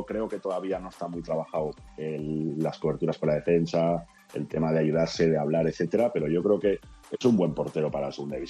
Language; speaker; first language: Spanish; native; Spanish